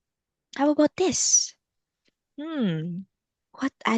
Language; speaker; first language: English; non-native, local second language; Filipino